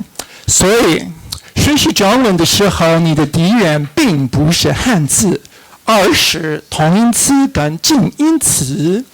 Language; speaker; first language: Chinese; non-native, fluent; English